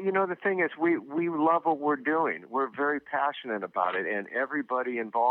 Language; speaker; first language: English; native; English